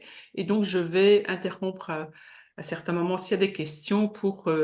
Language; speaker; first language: French; native; French